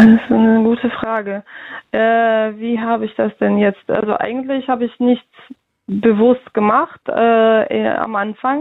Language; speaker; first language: German; early bilingual, other home language; Russian